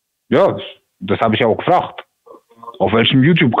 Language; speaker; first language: German; native; German